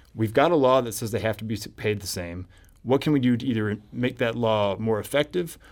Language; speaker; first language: English; native; English